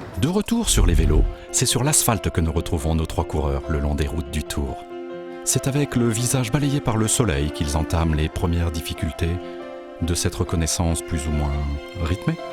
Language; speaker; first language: French; native; French